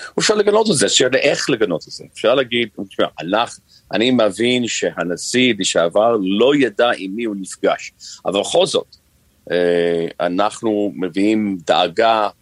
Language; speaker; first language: Hebrew; non-native, fluent; English